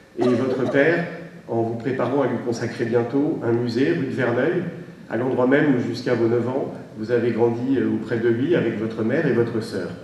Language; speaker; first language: French; native; French